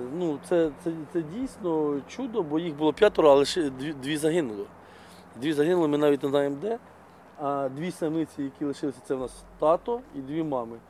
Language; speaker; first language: Ukrainian; non-native, local second language; Russian